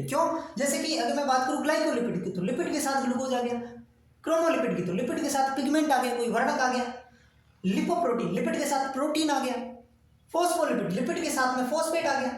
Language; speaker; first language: Hindi; native; Hindi